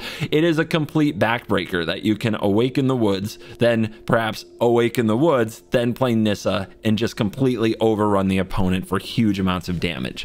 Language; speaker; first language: English; native; English